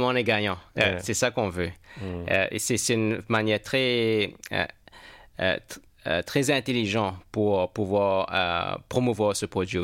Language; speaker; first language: French; non-native, fluent; English